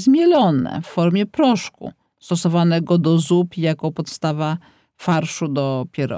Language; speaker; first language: Polish; native; Polish